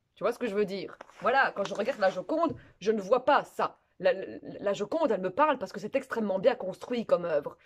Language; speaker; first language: French; native; French